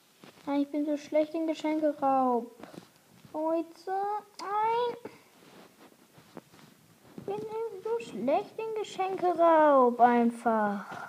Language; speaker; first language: German; native; German